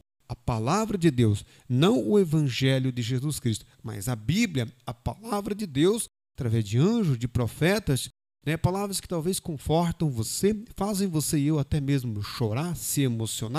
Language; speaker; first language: Portuguese; native; Portuguese